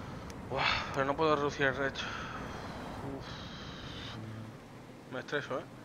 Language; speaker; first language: Spanish; native; Spanish